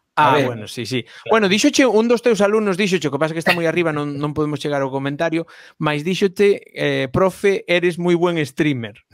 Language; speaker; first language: Galician; non-native, local second language; Spanish